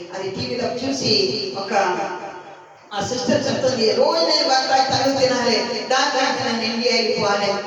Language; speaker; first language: Telugu; non-native, learner; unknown